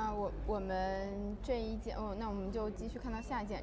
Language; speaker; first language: Chinese; native; Chinese